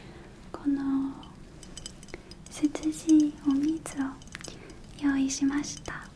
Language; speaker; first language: Japanese; non-native, learner; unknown